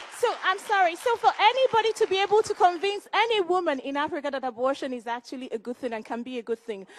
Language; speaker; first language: English; non-native, local second language; Igbo